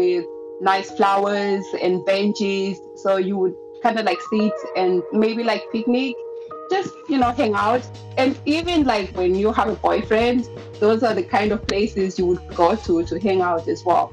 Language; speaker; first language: English; non-native, local second language; Shona